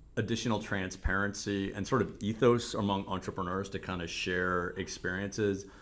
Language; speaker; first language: English; native; English